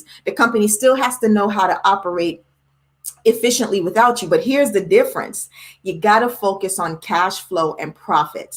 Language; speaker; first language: English; native; English